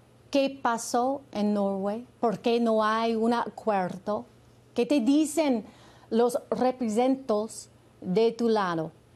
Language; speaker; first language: Spanish; non-native, learner; English